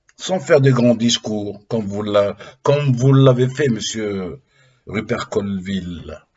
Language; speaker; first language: French; non-native, local second language; Arabic